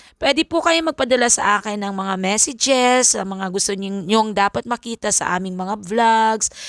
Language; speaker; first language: Filipino; non-native, local second language; Bikol